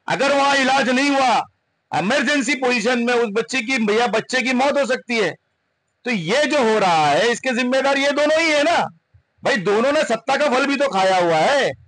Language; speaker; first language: Hindi; non-native, local second language; Urdu